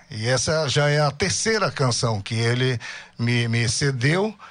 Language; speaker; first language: Portuguese; native; Portuguese